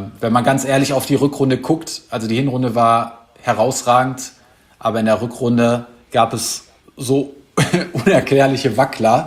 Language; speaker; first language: German; native; German